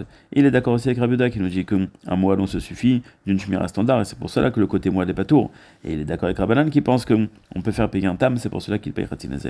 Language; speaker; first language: French; native; French